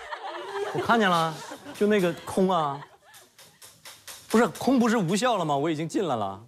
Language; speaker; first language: Chinese; native; Chinese